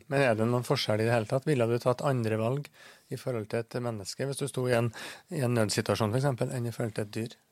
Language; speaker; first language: Norwegian; native; Norwegian